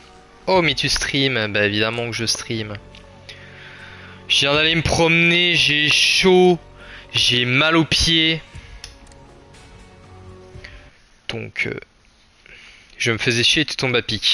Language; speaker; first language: French; native; French